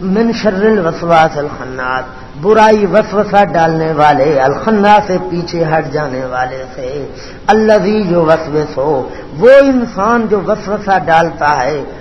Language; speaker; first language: Urdu; non-native, local second language; Punjabi